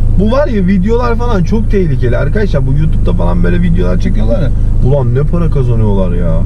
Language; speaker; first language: Turkish; native; Turkish